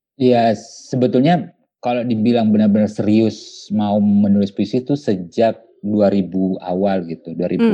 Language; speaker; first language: Indonesian; non-native, local second language; Buginese